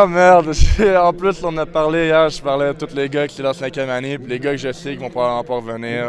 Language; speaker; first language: French; native; French